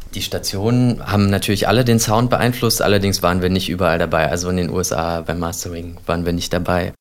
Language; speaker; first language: German; native; German